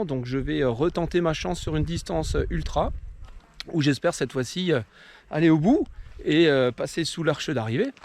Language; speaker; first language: French; native; French